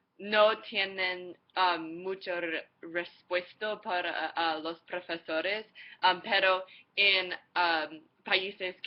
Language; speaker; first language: Spanish; non-native, learner; English